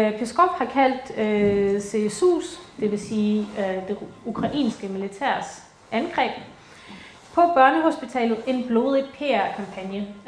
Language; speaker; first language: Danish; early bilingual, other home language; Ukrainian